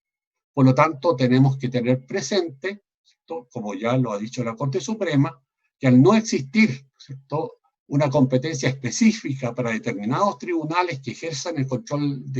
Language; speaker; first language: Spanish; native; Spanish